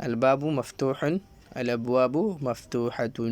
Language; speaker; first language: Arabic; non-native, fluent; Urdu